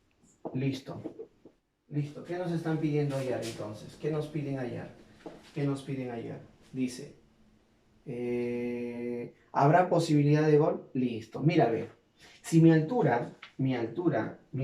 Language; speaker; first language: Spanish; native; Spanish